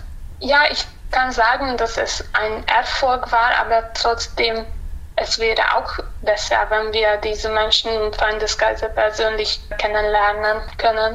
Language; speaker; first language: German; non-native, local second language; Hungarian